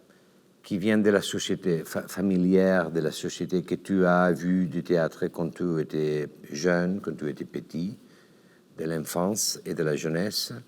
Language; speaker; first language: French; non-native, learner; Catalan